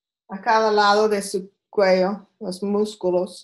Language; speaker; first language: Spanish; non-native, learner; English